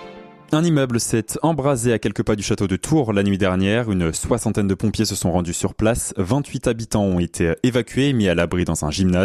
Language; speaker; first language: French; native; French